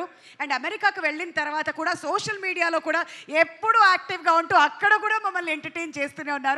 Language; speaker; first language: Telugu; native; Telugu